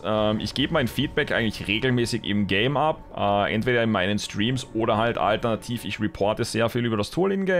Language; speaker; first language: German; native; German